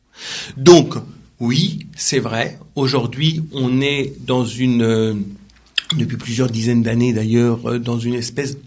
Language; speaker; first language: French; native; French